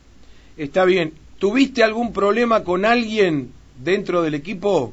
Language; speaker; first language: Spanish; native; Spanish